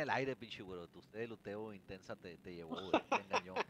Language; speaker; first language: Spanish; native; Spanish